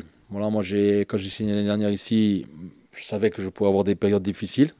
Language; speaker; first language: French; native; French